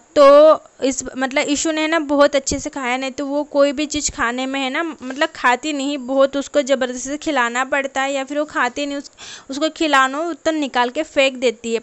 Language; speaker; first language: Hindi; non-native, local second language; Marathi